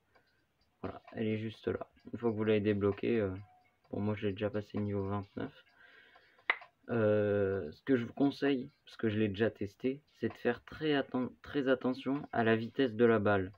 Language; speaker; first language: French; native; French